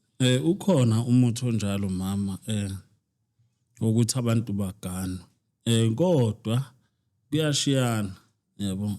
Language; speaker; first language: Zulu; native; Zulu